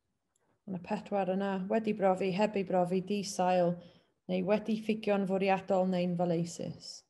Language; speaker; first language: Welsh; native; Welsh